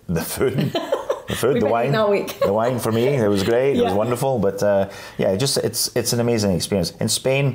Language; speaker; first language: English; native; English